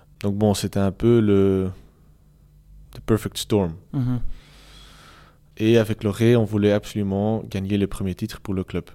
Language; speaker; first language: French; non-native, local second language; Dutch